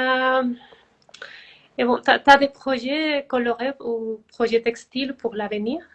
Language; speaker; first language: French; non-native, fluent; Spanish